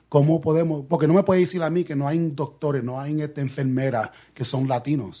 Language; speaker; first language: Spanish; early bilingual, heritage; Spanish